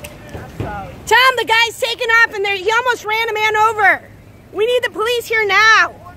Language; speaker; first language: English; early bilingual, other home language; Spanish